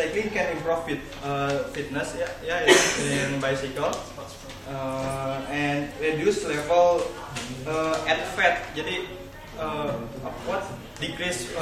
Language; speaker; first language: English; non-native, learner; Indonesian